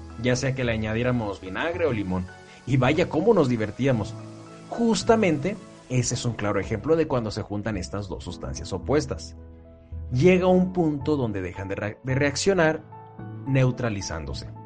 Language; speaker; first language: Spanish; native; Spanish